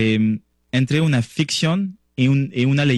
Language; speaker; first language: Spanish; non-native, learner; French